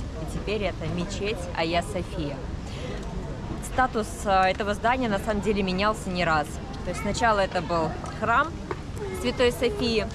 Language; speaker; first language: Russian; native; Russian